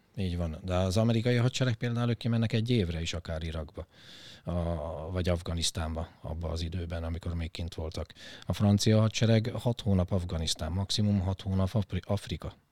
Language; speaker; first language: Hungarian; native; Hungarian